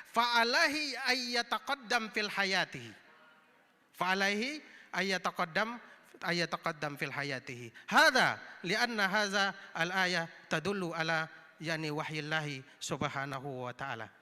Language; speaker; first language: Arabic; non-native, fluent; Indonesian